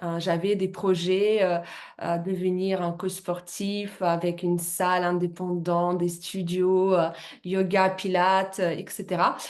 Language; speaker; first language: French; non-native, fluent; Russian